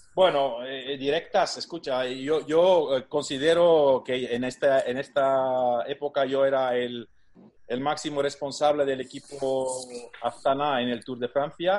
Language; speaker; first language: Spanish; non-native, fluent; Dutch